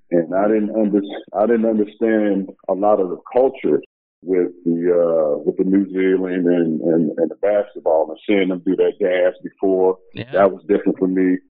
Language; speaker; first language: English; native; English